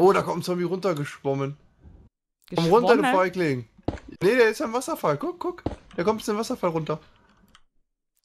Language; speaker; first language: German; native; German